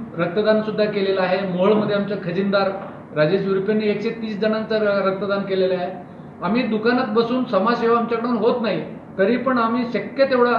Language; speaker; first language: Marathi; native; Marathi